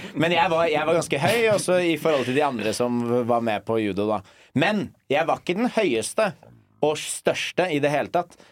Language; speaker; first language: Norwegian; early bilingual, other home language; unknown